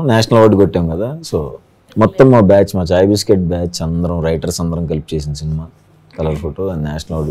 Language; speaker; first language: Telugu; native; Telugu